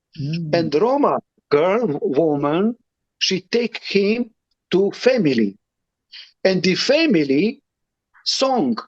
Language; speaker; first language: English; non-native, learner; Romany